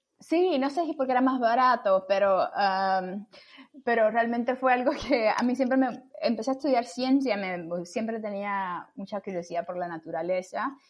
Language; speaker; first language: Spanish; native; Spanish